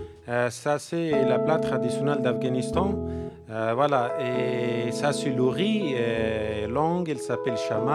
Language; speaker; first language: French; non-native, learner; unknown